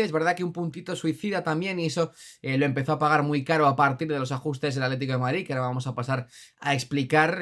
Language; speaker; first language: Spanish; native; Spanish